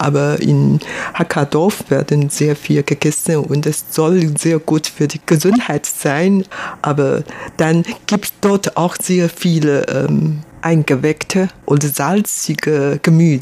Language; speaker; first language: German; non-native, fluent; Hakka Chinese